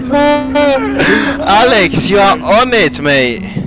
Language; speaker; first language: English; non-native, fluent; French